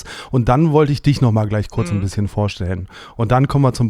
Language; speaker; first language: German; native; German